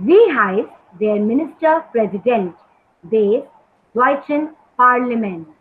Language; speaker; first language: German; non-native, learner; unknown